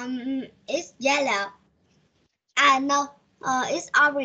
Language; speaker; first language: English; non-native, learner; Vietnamese